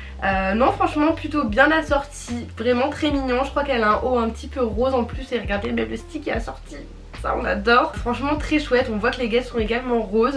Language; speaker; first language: French; native; French